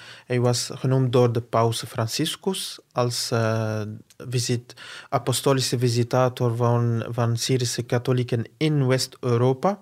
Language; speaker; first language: Dutch; non-native, fluent; Arabic